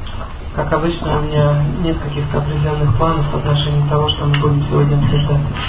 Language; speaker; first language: Russian; native; Russian